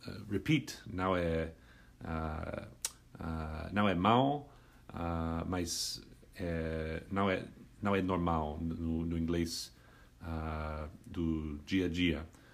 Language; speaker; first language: Portuguese; non-native, fluent; English